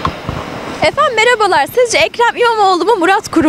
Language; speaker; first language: Turkish; native; Turkish